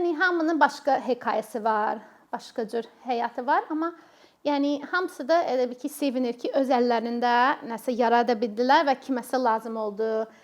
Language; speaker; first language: Azerbaijani; non-native, fluent; English